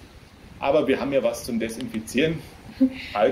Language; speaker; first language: German; native; German